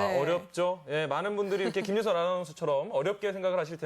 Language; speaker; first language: Korean; native; Korean